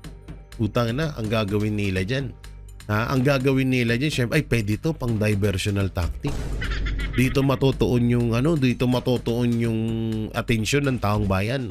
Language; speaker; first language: Filipino; native; Filipino